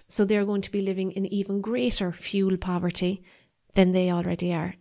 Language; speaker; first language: English; native; English